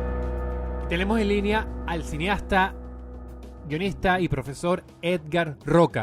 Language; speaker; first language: Spanish; native; Spanish